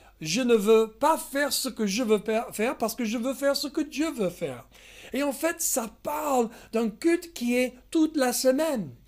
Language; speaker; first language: French; non-native, fluent; English